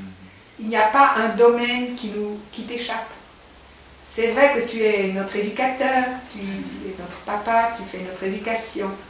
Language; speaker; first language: French; native; French